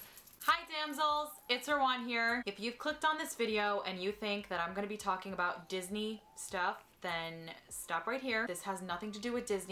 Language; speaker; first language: English; native; English